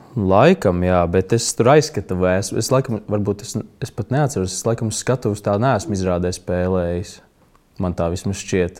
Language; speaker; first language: Latvian; native; Latvian